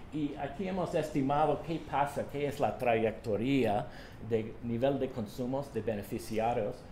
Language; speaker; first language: Spanish; non-native, fluent; English